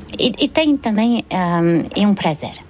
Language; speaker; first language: Portuguese; non-native, fluent; French